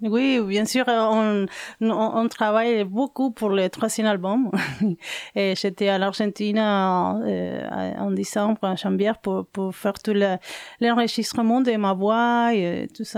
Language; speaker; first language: French; non-native, learner; Spanish